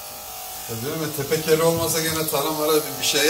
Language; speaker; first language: Turkish; native; Turkish